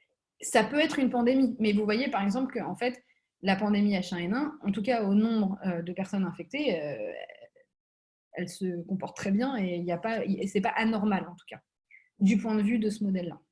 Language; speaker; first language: French; native; French